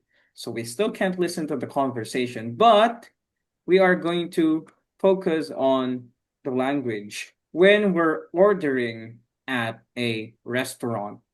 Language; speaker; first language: English; non-native, fluent; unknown